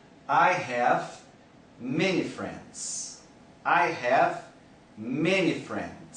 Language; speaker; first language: English; non-native, fluent; Portuguese